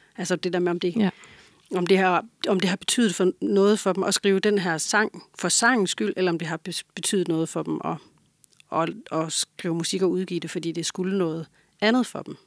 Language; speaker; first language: Danish; native; Danish